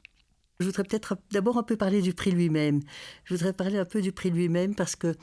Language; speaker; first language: French; native; French